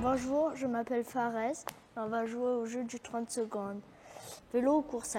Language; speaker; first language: French; native; French